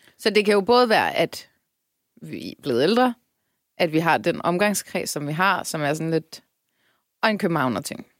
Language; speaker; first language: Danish; early bilingual, other home language; Turkish